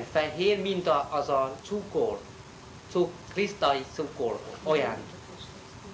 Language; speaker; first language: Hungarian; non-native, learner; Chinese